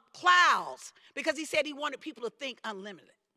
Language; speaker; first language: English; native; English